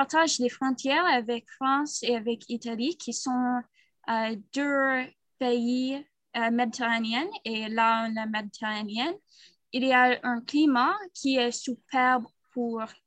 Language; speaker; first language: French; non-native, learner; English